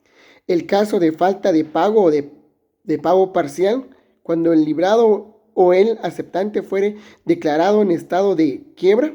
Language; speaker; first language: Spanish; native; Spanish